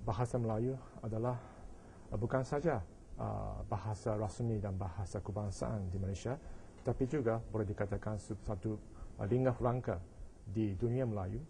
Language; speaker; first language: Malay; non-native, fluent; Japanese